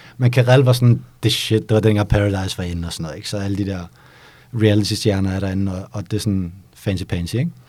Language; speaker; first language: Danish; early bilingual, other home language; Bosnian